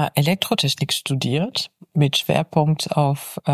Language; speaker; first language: German; non-native, fluent; Arabic